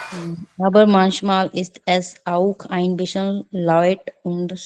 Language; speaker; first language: German; non-native, learner; Hindi